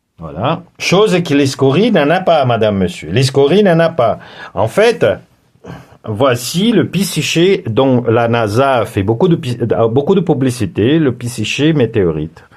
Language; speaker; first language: French; non-native, fluent; Portuguese